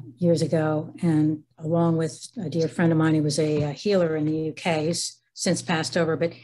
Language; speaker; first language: English; native; English